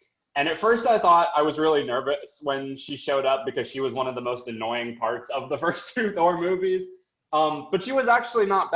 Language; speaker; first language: English; native; English